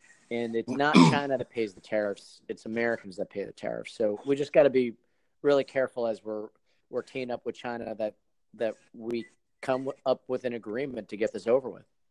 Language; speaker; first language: English; native; English